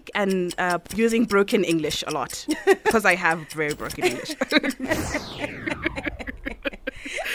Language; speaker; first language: English; non-native, local second language; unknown